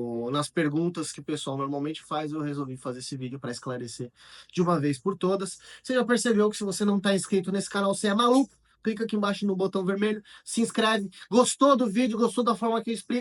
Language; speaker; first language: Portuguese; native; Portuguese